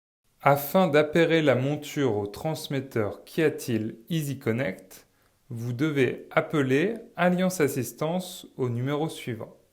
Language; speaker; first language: French; native; French